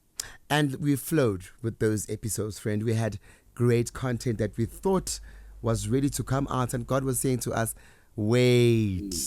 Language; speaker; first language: English; non-native, local second language; Zulu